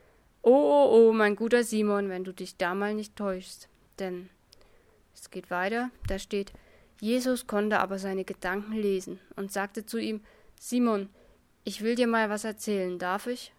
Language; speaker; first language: German; native; German